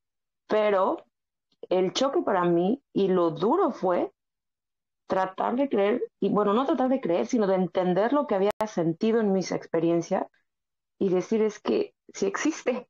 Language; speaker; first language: Spanish; native; Spanish